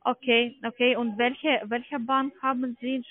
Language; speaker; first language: German; non-native, learner; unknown